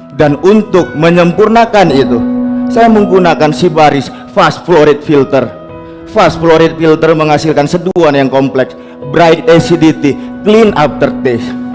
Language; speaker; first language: Indonesian; native; Indonesian